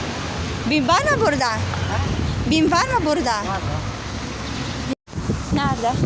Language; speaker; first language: Turkish; non-native, learner; Filipino